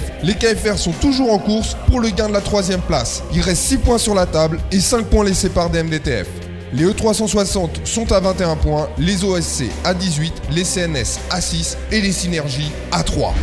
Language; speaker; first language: French; native; French